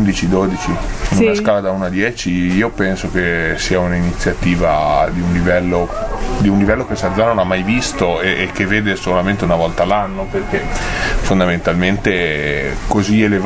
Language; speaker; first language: Italian; native; Italian